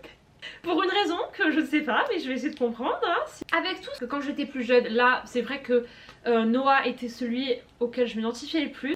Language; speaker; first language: French; native; French